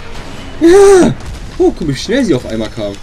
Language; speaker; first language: German; native; German